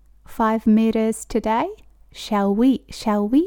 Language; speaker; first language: English; non-native, fluent; Japanese